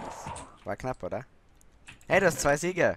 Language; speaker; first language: German; native; German